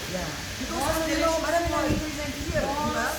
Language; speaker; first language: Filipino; non-native, learner; Korean